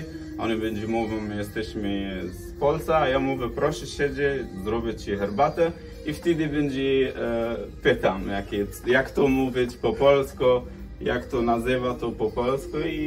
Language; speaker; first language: Polish; non-native, learner; Arabic